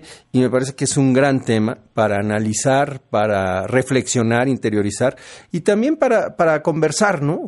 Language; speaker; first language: Spanish; native; Spanish